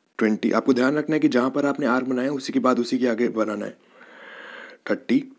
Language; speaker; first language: Hindi; native; Hindi